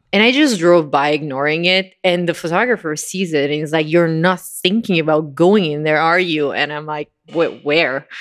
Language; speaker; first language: English; non-native, fluent; Italian